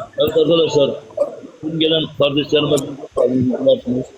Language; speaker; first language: Turkish; native; Turkish